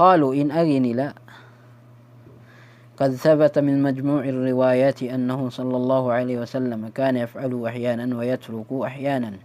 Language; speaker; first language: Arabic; non-native, fluent; Tausug